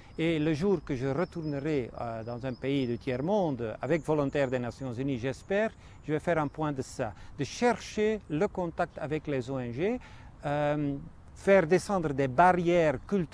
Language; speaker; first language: French; non-native, fluent; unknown